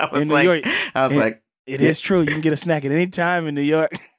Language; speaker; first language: English; native; English